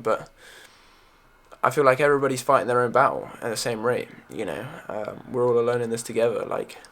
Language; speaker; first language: English; native; English